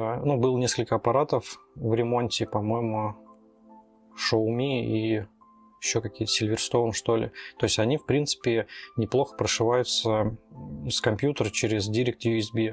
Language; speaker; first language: Russian; native; Russian